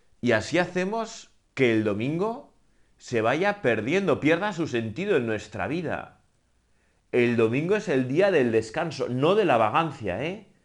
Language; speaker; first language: Spanish; native; Spanish